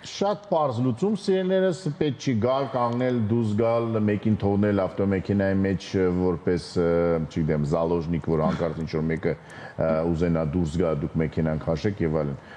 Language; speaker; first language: Armenian; native; Armenian